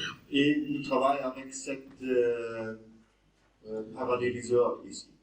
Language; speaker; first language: French; non-native, learner; German